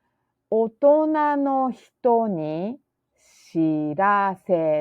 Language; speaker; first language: Japanese; non-native, learner; English